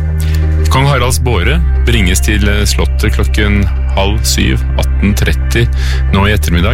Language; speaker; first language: Norwegian; native; Norwegian